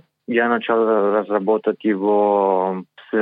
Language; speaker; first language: Russian; non-native, learner; Greek